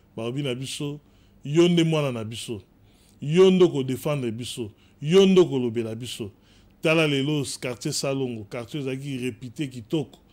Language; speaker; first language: Lingala; native; Lingala